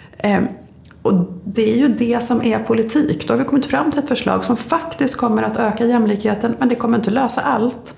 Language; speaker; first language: Swedish; native; Swedish